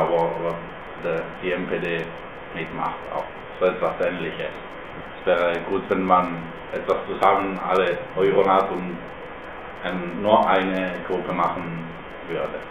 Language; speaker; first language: German; non-native, fluent; Spanish